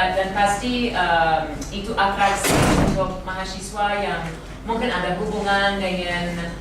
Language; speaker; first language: Indonesian; non-native, fluent; English